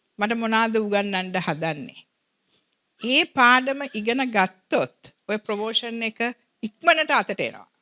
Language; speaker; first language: Sinhala; native; Sinhala